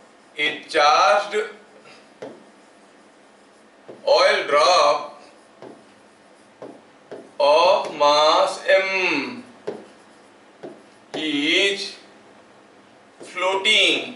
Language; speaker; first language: English; non-native, local second language; Hindi